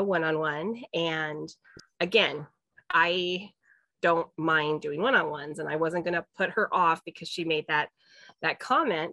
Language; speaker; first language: English; native; English